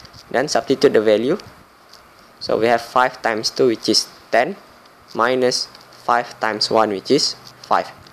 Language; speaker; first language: English; non-native, local second language; Malay